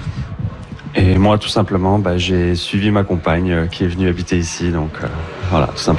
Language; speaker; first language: French; native; French